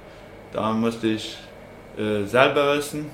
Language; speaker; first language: German; non-native, local second language; Plautdietsch